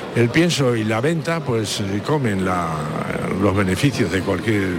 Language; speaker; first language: Spanish; native; Spanish